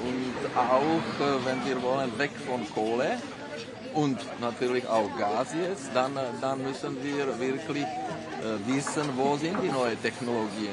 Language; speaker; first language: German; non-native, fluent; Czech